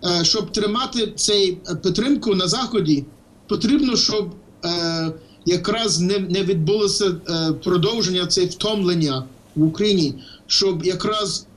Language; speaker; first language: Ukrainian; early bilingual, heritage; English